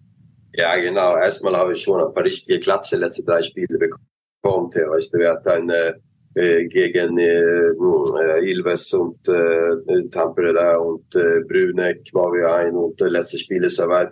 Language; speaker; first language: German; non-native, fluent; Swedish